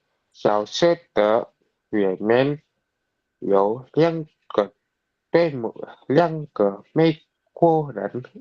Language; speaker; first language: Chinese; non-native, learner; Vietnamese